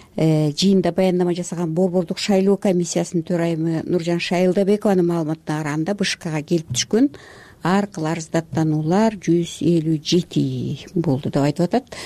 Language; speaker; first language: Kyrgyz; native; Kyrgyz